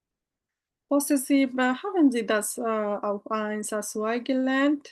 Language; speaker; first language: German; non-native, fluent; Bangla